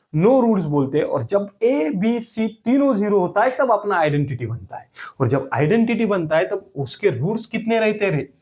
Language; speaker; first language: Hindi; non-native, local second language; Marathi